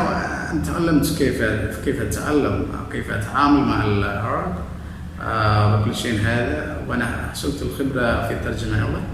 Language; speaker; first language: Arabic; non-native, fluent; Malayalam